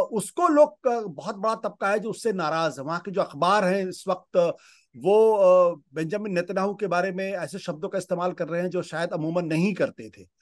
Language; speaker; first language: Hindi; native; Hindi